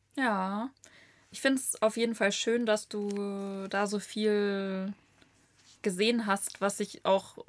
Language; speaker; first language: German; native; German